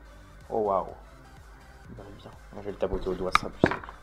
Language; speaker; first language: French; native; French